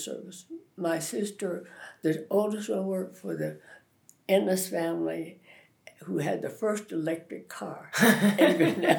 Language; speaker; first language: English; native; English